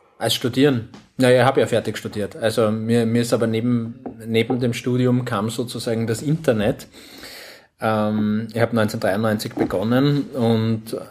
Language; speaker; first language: German; native; German